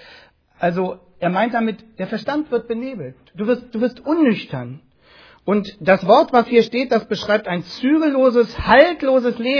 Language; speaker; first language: German; native; German